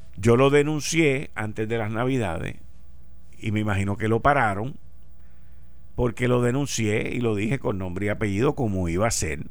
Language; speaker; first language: Spanish; native; Spanish